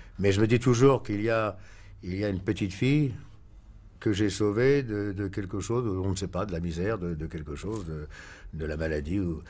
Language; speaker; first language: French; native; French